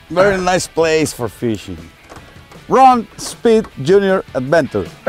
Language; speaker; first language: English; non-native, learner; Spanish